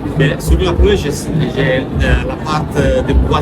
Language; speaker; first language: French; non-native, learner; Italian